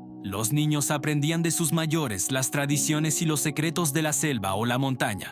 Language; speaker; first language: Spanish; native; Spanish